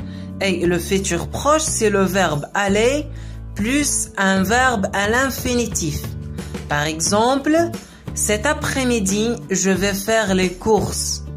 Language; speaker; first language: French; non-native, local second language; Arabic